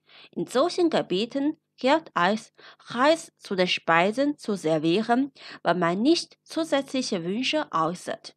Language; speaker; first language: German; non-native, fluent; Chinese